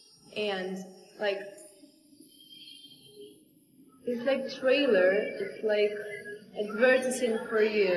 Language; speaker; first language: English; non-native, fluent; Russian